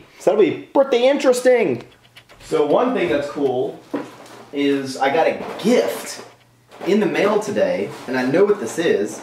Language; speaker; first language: English; native; English